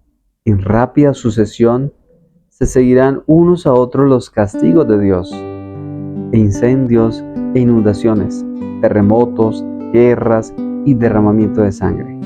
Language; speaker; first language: Spanish; native; Spanish